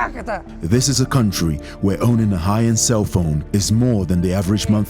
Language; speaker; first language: English; native; English